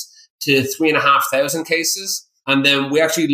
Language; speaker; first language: English; native; English